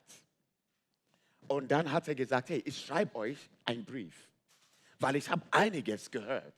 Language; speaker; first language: German; non-native, fluent; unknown